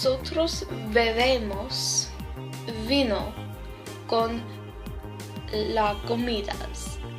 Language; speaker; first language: Spanish; non-native, learner; English